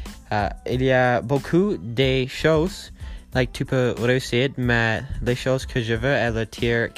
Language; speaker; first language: French; non-native, learner; English